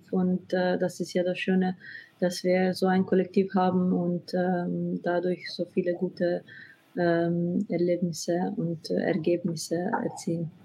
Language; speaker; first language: German; non-native, fluent; Slovenian